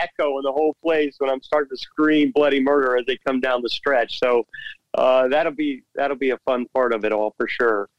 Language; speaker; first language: English; native; English